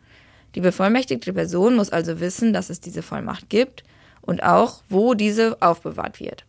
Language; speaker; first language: German; native; German